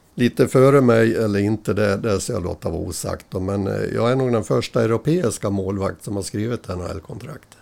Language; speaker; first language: Swedish; native; Swedish